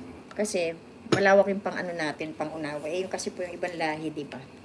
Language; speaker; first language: Filipino; native; Filipino